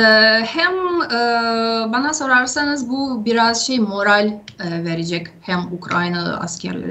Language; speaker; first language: Turkish; non-native, fluent; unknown